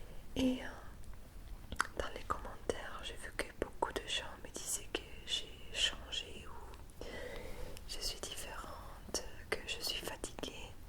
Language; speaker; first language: French; non-native, fluent; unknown